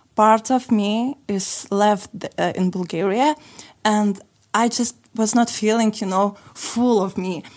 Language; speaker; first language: English; non-native, fluent; Lithuanian